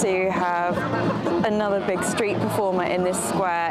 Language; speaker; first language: English; native; English